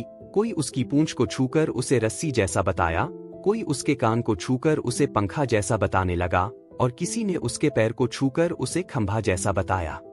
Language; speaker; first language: Hindi; native; Hindi